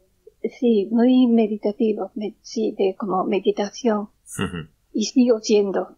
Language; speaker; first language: Spanish; non-native, learner; Japanese